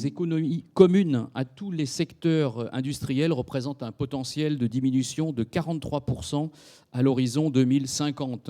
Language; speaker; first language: French; native; French